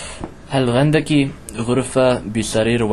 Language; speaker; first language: Arabic; non-native, learner; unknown